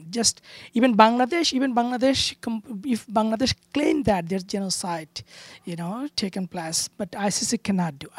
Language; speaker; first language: English; non-native, local second language; Bangla